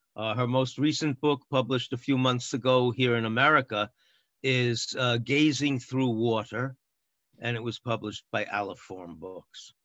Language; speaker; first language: English; native; English